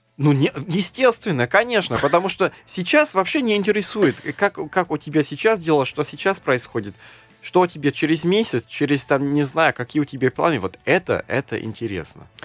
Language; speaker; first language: Russian; non-native, fluent; German